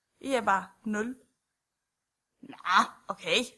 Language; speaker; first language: Danish; non-native, fluent; Romanian